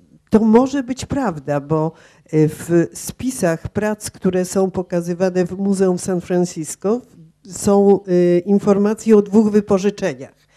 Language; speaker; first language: Polish; native; Polish